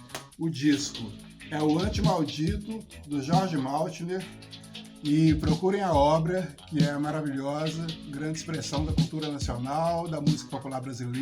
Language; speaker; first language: Portuguese; native; Portuguese